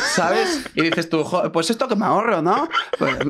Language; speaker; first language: Spanish; native; Spanish